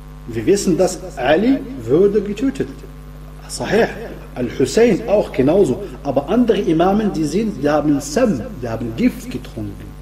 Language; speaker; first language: German; non-native, fluent; Arabic